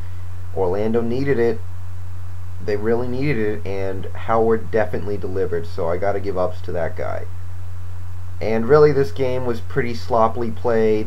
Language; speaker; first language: English; native; English